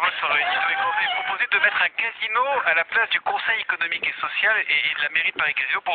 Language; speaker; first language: French; native; French